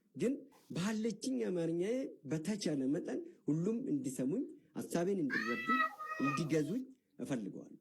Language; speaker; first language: Amharic; non-native, local second language; Oromo